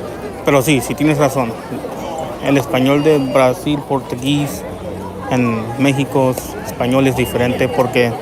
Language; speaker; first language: Spanish; early bilingual, heritage; Spanish